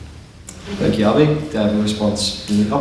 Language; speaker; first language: English; native; English